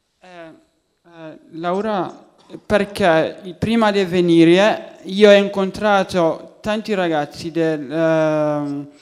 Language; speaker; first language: Italian; non-native, learner; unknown